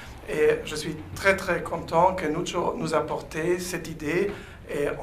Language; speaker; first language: French; non-native, fluent; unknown